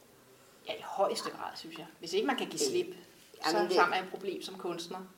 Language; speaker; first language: Danish; native; Danish